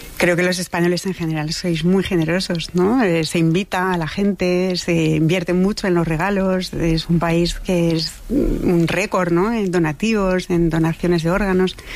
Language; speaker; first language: Spanish; non-native, fluent; French